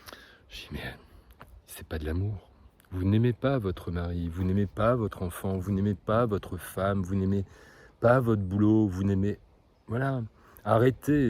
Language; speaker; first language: French; native; French